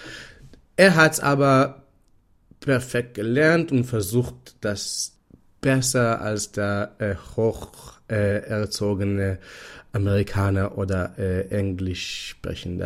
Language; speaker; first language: German; non-native, fluent; Hebrew